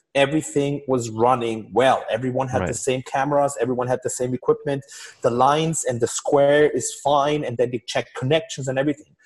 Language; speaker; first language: English; non-native, fluent; German